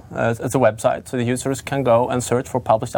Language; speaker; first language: English; non-native, fluent; Swedish